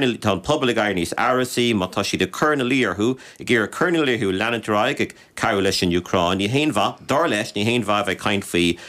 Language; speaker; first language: Irish; native; Irish